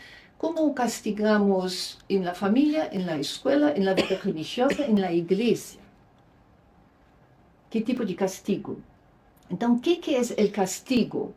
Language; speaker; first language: Spanish; non-native, fluent; Luxembourgish